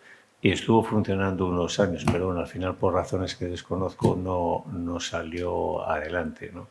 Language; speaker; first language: Spanish; native; Spanish